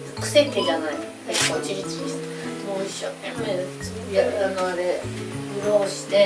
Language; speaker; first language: Japanese; native; Japanese